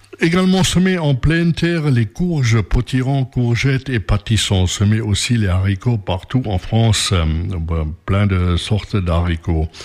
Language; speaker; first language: French; native; French